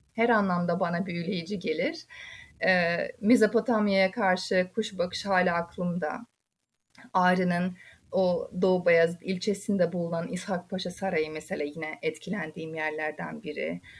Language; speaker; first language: Turkish; non-native, fluent; Uzbek